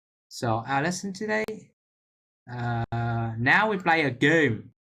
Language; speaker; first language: English; non-native, fluent; Vietnamese